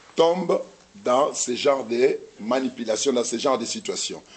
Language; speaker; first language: French; non-native, local second language; Lingala